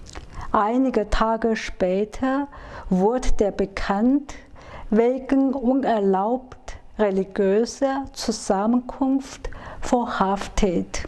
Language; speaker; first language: German; non-native, fluent; Chinese